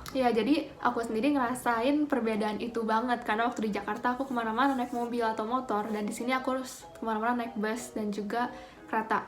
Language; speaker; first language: Indonesian; native; Indonesian